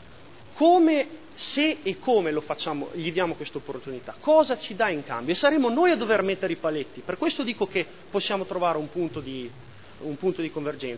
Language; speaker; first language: Italian; native; Italian